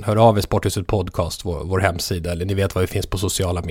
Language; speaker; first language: Swedish; native; Swedish